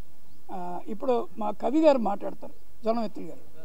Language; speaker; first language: Telugu; native; Telugu